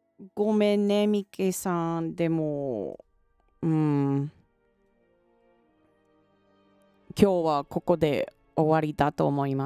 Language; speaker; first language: Japanese; non-native, learner; English